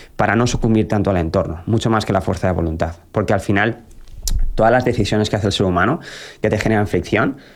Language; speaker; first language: Spanish; native; Spanish